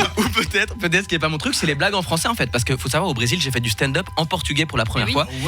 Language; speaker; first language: French; early bilingual, other home language; Portuguese